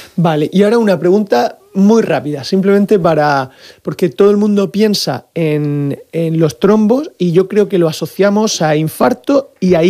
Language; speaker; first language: Spanish; native; Spanish